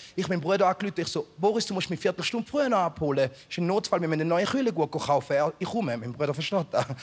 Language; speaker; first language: German; early bilingual, other home language; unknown